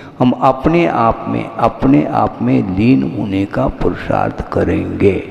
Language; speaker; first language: Hindi; non-native, local second language; Kannada